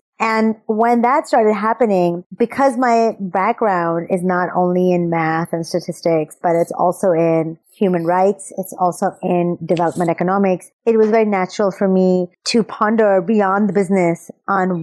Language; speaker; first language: English; non-native, local second language; Urdu